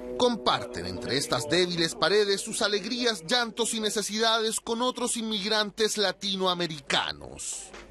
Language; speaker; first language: Spanish; native; Spanish